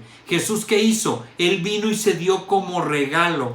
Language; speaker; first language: Spanish; native; Spanish